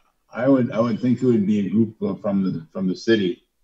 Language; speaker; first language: English; native; English